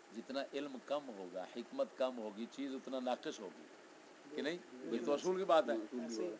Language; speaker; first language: Urdu; non-native, local second language; Punjabi